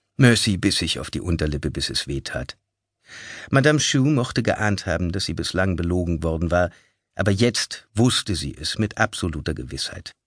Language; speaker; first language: German; native; German